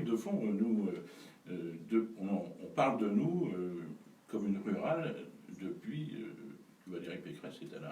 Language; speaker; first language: French; native; French